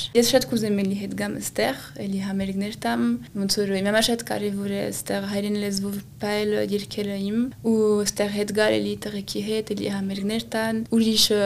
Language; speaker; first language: Armenian; early bilingual, heritage; Armenian